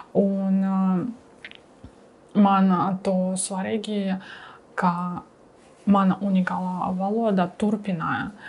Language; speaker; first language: Latvian; non-native, learner; Russian